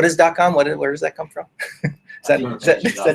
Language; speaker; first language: English; native; English